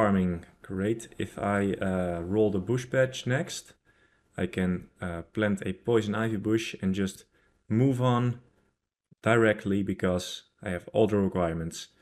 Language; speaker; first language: English; non-native, fluent; Dutch